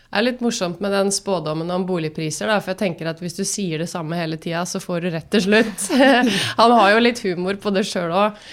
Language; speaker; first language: Norwegian; native; Norwegian